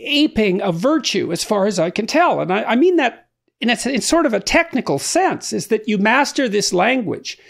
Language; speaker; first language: English; native; English